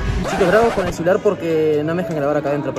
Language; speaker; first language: Spanish; native; Spanish